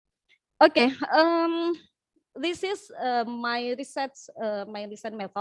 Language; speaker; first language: English; non-native, learner; Indonesian